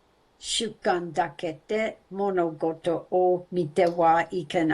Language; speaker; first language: Japanese; non-native, learner; English